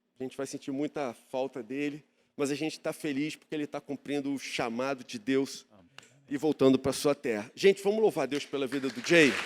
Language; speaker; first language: Portuguese; native; Portuguese